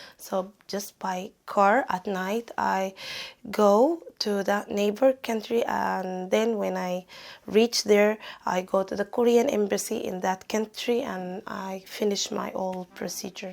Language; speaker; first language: English; non-native, fluent; Arabic